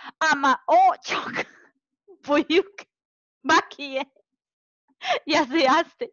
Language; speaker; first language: Turkish; non-native, learner; Serbian